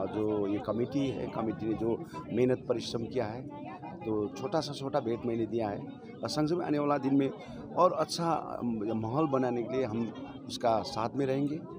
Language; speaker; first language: Hindi; non-native, local second language; Nepali